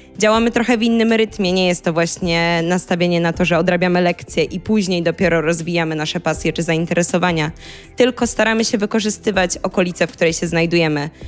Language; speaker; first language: Polish; native; Polish